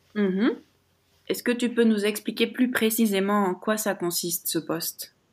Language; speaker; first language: French; native; French